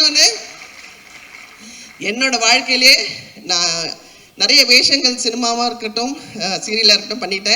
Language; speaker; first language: Tamil; native; Tamil